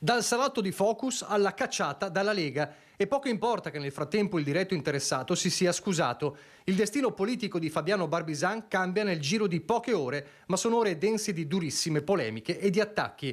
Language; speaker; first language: Italian; native; Italian